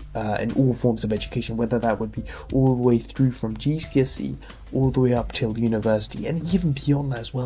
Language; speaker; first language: English; native; English